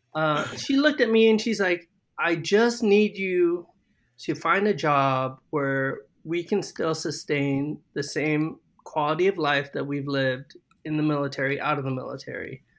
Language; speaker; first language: English; native; English